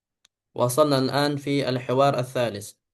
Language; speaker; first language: Arabic; non-native, fluent; Indonesian